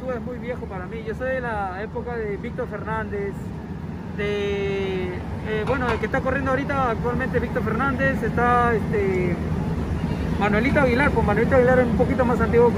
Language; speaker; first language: Spanish; native; Spanish